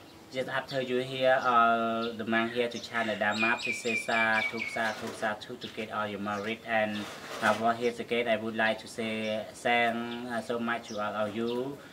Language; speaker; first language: English; non-native, learner; Khmer